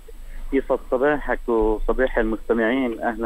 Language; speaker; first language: Arabic; native; Arabic